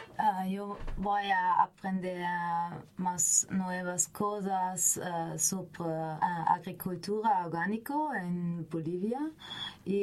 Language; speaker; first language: Spanish; non-native, learner; German